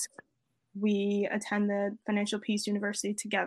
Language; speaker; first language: English; native; English